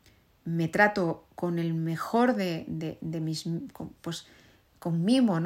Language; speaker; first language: Spanish; native; Spanish